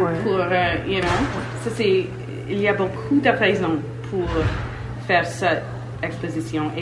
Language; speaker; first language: French; non-native, local second language; English